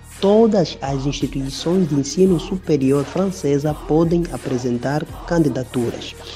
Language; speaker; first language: Portuguese; native; Portuguese